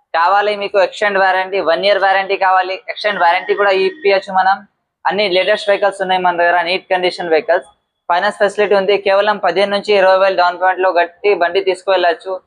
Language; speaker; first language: Telugu; native; Telugu